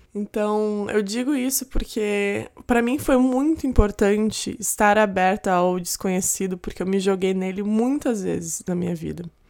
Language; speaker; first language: Portuguese; native; Portuguese